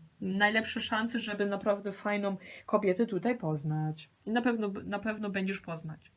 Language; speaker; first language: Polish; early bilingual, heritage; Polish